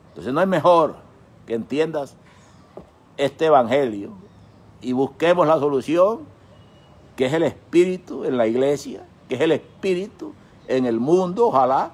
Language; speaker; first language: Spanish; native; Spanish